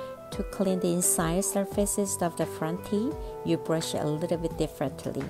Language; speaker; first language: English; non-native, fluent; Korean